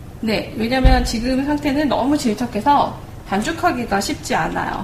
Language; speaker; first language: Korean; native; Korean